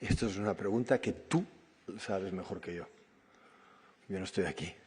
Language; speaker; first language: Spanish; native; Spanish